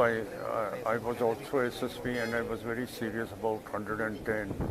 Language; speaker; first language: English; non-native, local second language; Punjabi